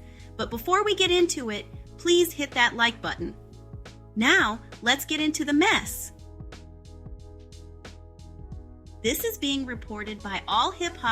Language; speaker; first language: English; native; English